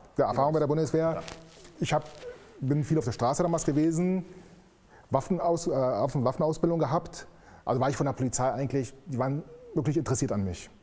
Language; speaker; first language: German; early bilingual, other home language; Arabic